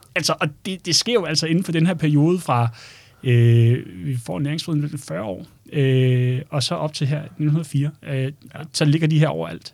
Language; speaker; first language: Danish; native; Danish